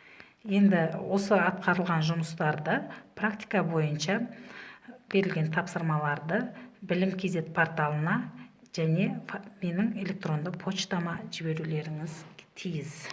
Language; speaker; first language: Kazakh; native; Kazakh